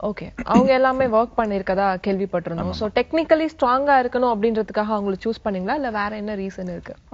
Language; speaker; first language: Tamil; native; Tamil